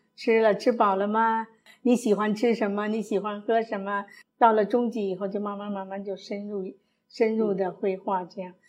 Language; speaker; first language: Chinese; early bilingual, other home language; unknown